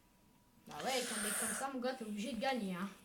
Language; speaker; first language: French; native; French